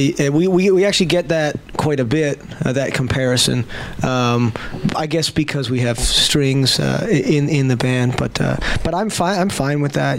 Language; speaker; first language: English; native; English